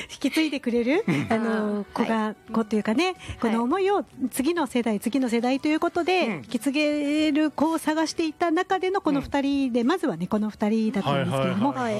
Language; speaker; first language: Japanese; native; Japanese